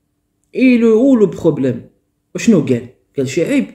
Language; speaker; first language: Arabic; native; Arabic